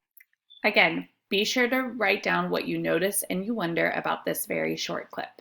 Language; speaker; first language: English; native; English